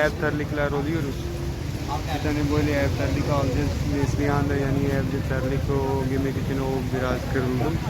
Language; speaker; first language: Turkish; non-native, learner; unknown